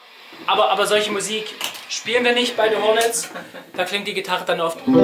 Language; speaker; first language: German; native; German